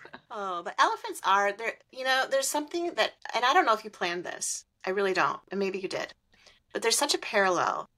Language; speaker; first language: English; native; English